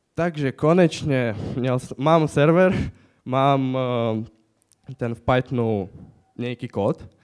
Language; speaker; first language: Czech; non-native, fluent; Ukrainian